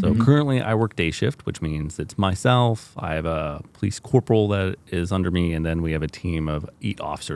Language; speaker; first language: English; native; English